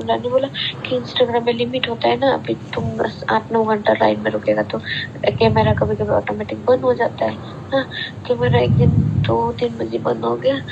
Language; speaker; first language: Hindi; non-native, local second language; Santali